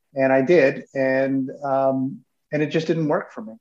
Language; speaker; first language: English; native; English